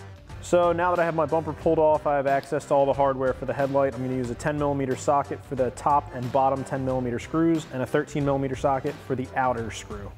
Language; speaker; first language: English; native; English